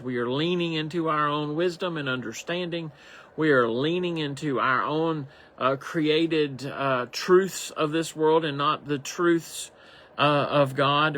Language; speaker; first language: English; native; English